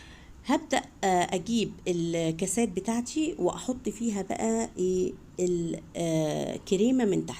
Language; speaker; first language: Arabic; native; Arabic